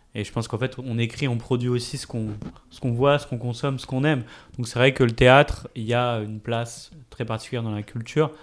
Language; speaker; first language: French; native; French